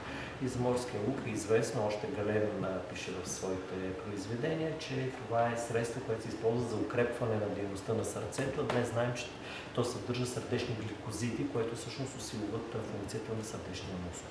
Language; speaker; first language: Bulgarian; native; Bulgarian